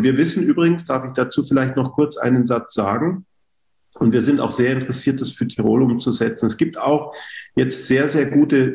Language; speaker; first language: German; native; German